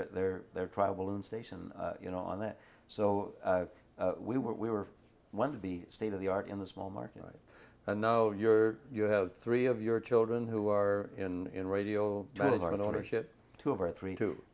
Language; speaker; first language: English; native; English